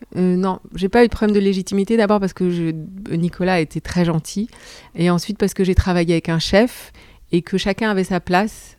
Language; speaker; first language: French; native; French